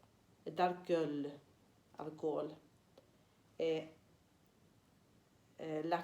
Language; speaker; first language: French; non-native, learner; Swedish